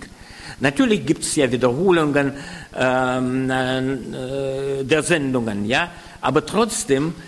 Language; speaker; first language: German; non-native, fluent; Russian